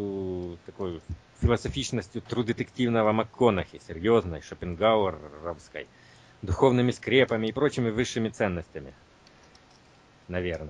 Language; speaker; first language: Russian; native; Russian